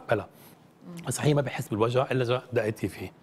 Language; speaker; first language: Arabic; native; Arabic